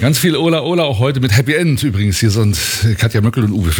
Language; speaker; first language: German; native; German